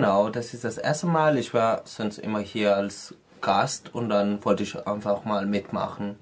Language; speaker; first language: German; non-native, fluent; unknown